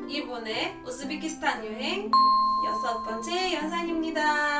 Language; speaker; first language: Korean; non-native, fluent; Russian